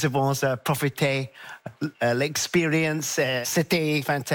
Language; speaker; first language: French; non-native, learner; English